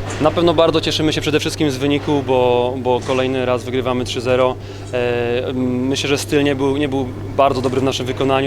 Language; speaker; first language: Polish; native; Polish